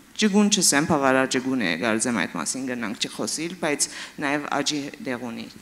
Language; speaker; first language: Armenian; early bilingual, heritage; Armenian